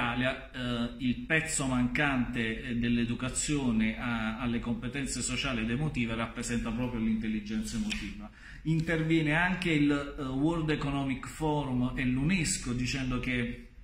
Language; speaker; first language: Italian; native; Italian